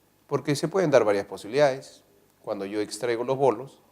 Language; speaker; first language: Spanish; native; Spanish